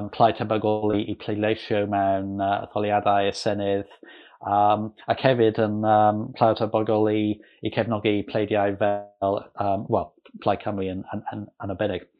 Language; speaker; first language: Welsh; non-native, local second language; English